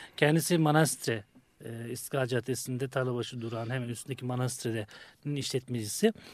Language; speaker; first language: Turkish; native; Turkish